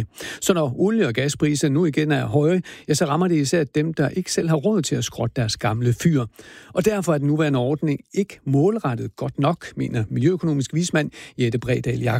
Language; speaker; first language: Danish; native; Danish